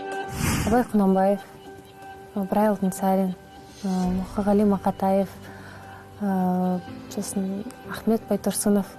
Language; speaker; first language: Kazakh; non-native, local second language; Russian